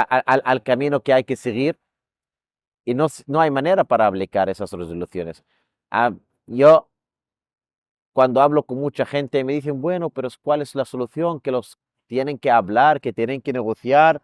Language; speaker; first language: Spanish; non-native, fluent; Arabic